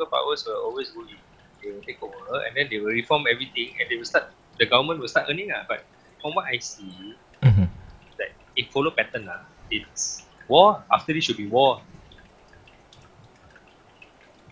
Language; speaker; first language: English; native; English